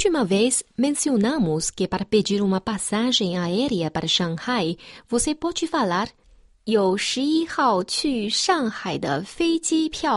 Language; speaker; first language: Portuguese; non-native, fluent; Chinese